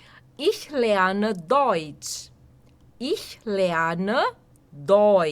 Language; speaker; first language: German; non-native, fluent; Portuguese